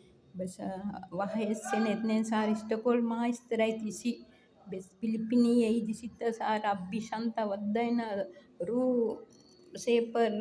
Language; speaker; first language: Arabic; non-native, learner; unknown